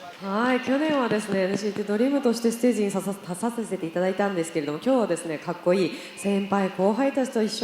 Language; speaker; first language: Japanese; native; Japanese